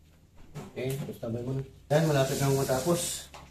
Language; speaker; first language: Filipino; native; Filipino